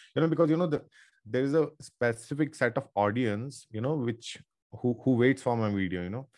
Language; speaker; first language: English; non-native, local second language; Hindi